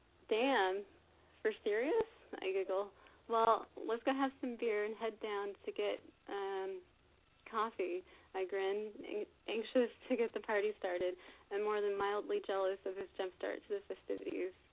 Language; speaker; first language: English; native; English